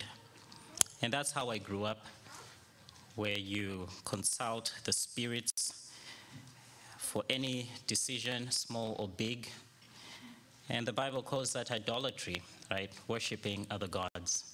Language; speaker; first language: English; non-native, local second language; Shona